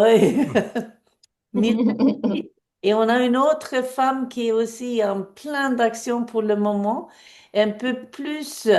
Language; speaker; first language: French; non-native, fluent; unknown